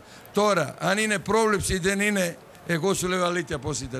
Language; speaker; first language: Greek; non-native, fluent; Serbian